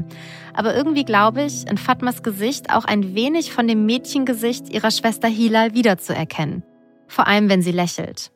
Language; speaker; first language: German; native; German